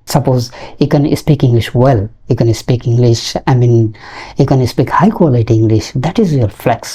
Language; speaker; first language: English; non-native, local second language; Bangla